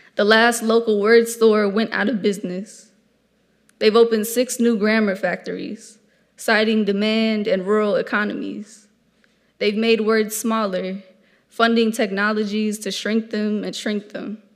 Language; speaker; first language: English; native; English